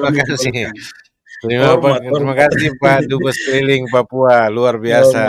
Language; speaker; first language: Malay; non-native, local second language; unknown